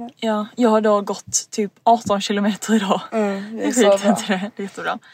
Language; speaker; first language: Swedish; native; Swedish